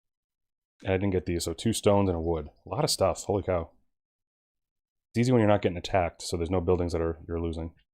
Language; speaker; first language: English; native; English